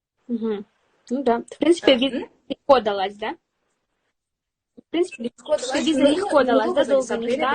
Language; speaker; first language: Russian; native; Russian